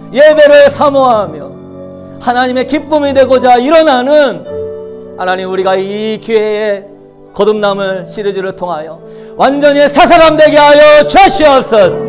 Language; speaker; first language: Korean; native; Korean